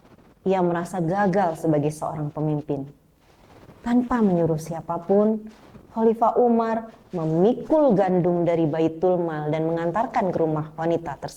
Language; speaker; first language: Indonesian; native; Indonesian